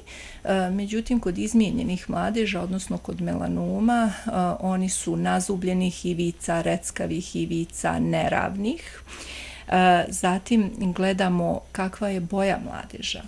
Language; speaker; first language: Croatian; native; Croatian